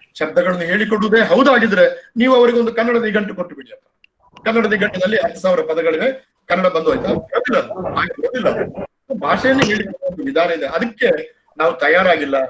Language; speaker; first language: Kannada; non-native, local second language; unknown